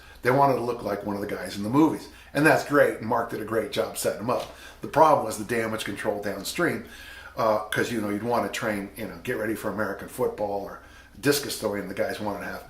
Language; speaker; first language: English; native; English